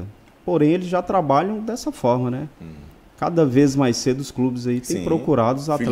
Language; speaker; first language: Portuguese; native; Portuguese